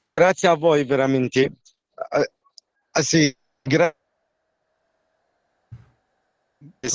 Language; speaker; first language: Italian; non-native, learner; Arabic